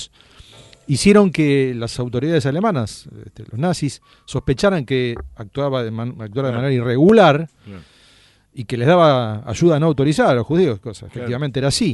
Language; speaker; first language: Spanish; native; Spanish